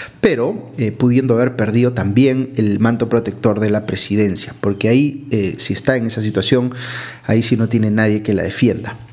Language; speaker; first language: Spanish; native; Spanish